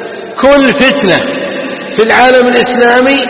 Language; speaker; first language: Arabic; native; Arabic